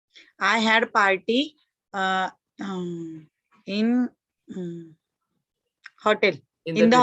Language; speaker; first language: English; non-native, learner; Marathi